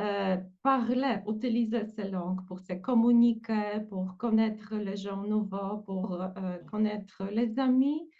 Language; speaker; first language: French; non-native, fluent; Polish